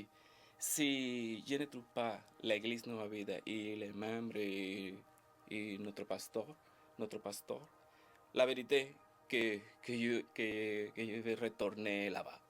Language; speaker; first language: French; non-native, learner; Spanish